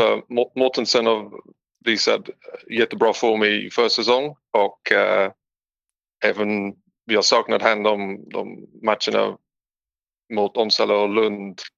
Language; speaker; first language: Swedish; non-native, learner; English